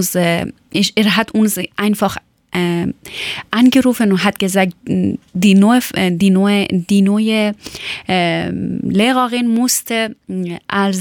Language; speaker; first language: German; non-native, learner; Persian